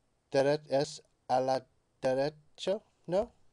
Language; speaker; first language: Spanish; non-native, learner; English